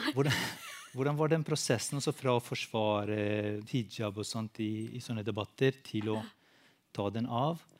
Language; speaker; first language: Norwegian; non-native, fluent; Albanian